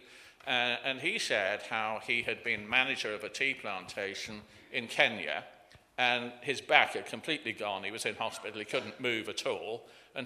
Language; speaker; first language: English; native; English